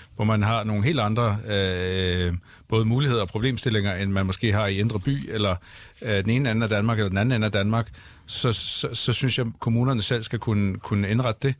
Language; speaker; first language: Danish; native; Danish